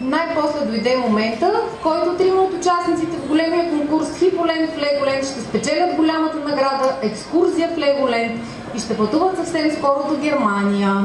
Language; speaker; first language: Bulgarian; native; Bulgarian